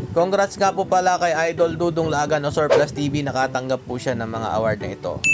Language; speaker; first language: Filipino; non-native, local second language; Cebuano